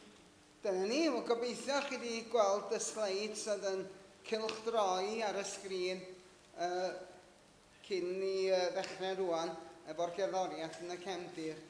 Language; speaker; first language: Welsh; native; Welsh